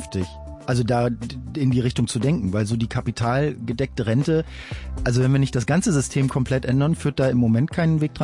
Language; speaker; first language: German; native; German